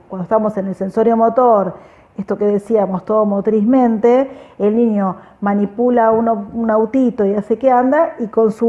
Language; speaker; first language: Spanish; native; Spanish